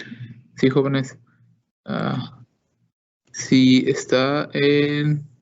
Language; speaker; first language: Spanish; native; Spanish